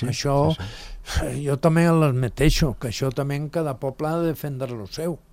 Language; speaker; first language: Catalan; non-native, local second language; Spanish